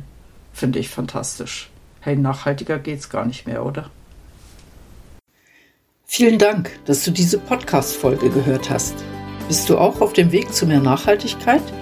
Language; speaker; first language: German; native; German